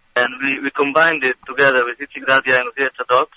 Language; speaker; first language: English; non-native, fluent; Hebrew